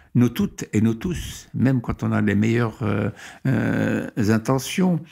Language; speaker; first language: French; non-native, local second language; Arabic